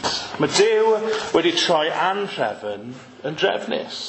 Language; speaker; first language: Welsh; native; Welsh